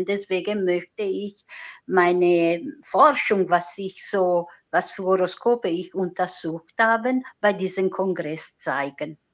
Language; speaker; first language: German; non-native, fluent; Italian